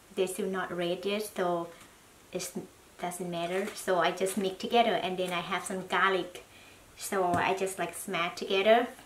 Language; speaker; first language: English; non-native, learner; Thai